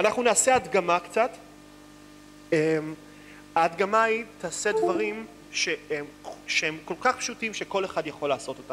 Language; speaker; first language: Hebrew; native; Hebrew